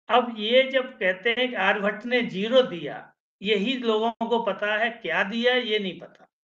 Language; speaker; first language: Hindi; native; Hindi